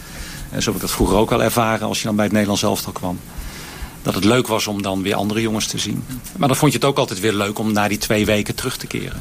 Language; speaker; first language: Dutch; native; Dutch